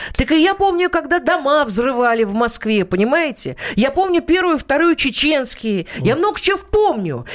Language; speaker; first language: Russian; native; Russian